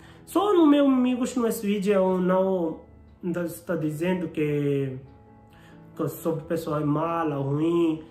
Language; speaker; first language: Portuguese; non-native, learner; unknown